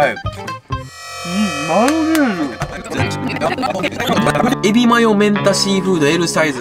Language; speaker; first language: Japanese; native; Japanese